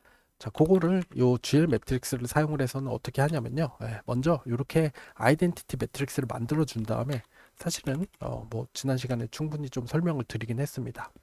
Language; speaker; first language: Korean; native; Korean